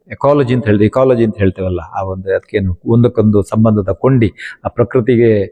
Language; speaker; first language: Kannada; non-native, local second language; Tulu